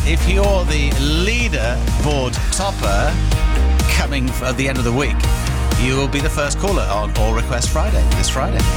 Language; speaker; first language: English; native; English